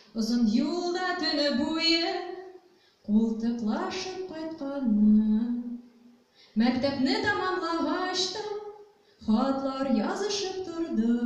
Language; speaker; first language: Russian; non-native, local second language; Tatar